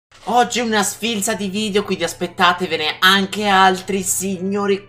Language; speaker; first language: Italian; native; Italian